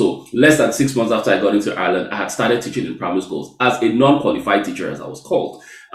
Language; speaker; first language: English; non-native, local second language; Yoruba